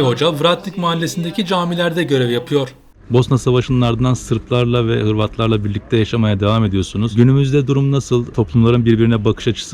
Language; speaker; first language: Turkish; native; Turkish